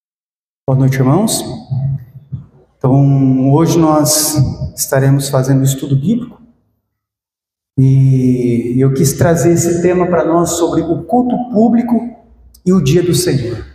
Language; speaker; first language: Portuguese; native; Portuguese